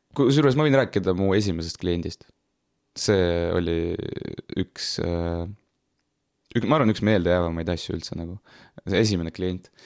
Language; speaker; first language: Estonian; non-native, local second language; Russian